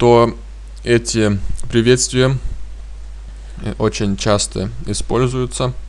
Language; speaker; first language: Russian; non-native, fluent; Lithuanian